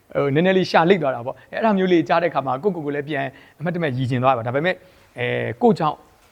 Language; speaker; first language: Burmese; native; Burmese